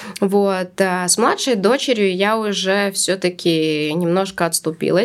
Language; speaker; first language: Russian; non-native, local second language; Latvian